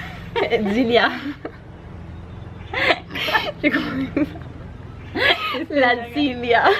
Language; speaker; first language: French; native; French